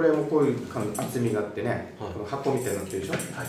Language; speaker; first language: Japanese; native; Japanese